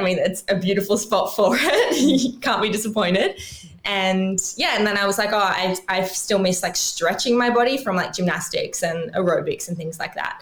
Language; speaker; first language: English; native; English